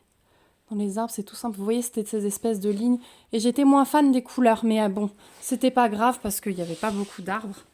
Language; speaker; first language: French; native; French